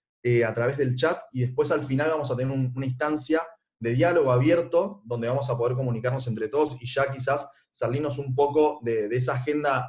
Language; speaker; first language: Spanish; native; Spanish